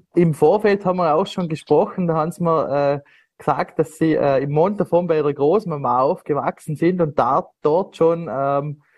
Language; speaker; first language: German; native; German